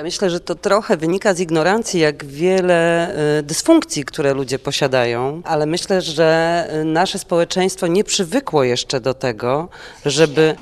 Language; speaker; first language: Polish; native; Polish